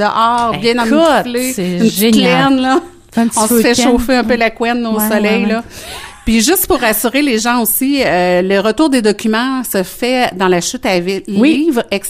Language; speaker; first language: French; native; French